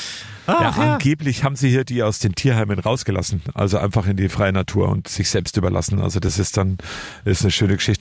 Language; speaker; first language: German; native; German